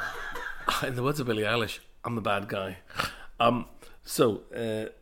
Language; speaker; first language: English; native; English